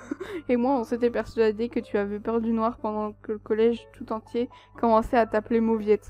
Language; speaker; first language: French; native; French